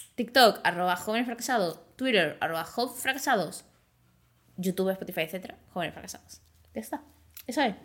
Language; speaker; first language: Spanish; native; Spanish